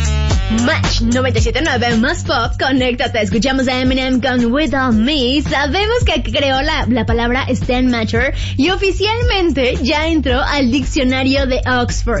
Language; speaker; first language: Spanish; native; Spanish